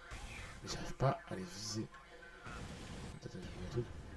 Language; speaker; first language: French; native; French